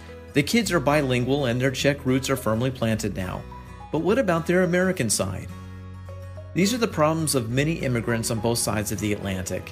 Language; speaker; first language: English; native; English